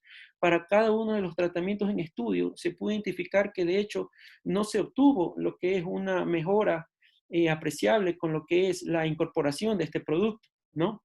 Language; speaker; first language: Spanish; native; Spanish